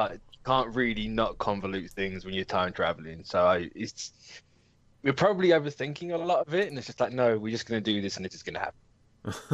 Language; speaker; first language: English; native; English